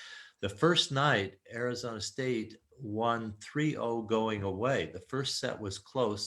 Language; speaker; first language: English; native; English